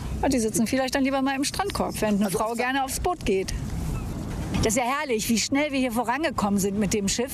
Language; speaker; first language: German; native; German